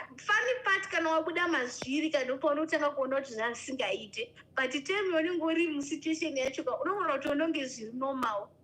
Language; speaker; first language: Shona; non-native, local second language; North Ndebele